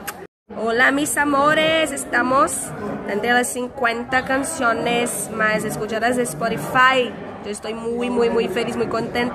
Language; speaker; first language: Spanish; non-native, learner; Portuguese